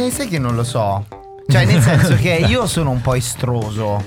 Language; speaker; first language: Italian; native; Italian